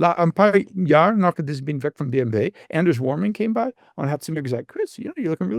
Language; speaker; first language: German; non-native, learner; English